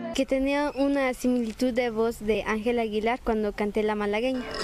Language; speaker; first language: Spanish; non-native, local second language; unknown